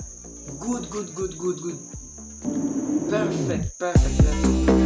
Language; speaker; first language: English; non-native, fluent; French